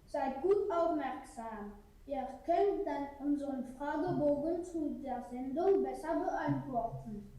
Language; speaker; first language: German; non-native, learner; French